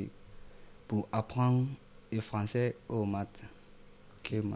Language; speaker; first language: French; non-native, local second language; Mandingo